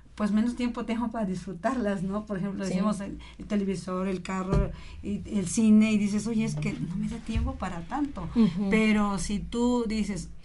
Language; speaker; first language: Spanish; native; Spanish